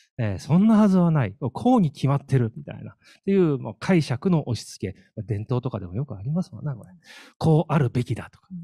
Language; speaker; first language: Japanese; native; Japanese